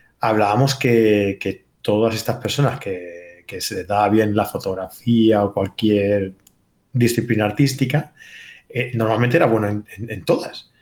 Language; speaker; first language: Spanish; native; Spanish